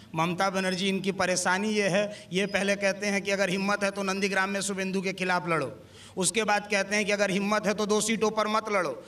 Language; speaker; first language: Hindi; native; Hindi